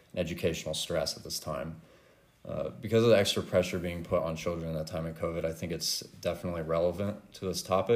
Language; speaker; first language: English; native; English